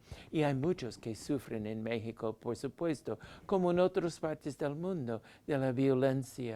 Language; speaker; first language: Spanish; non-native, fluent; English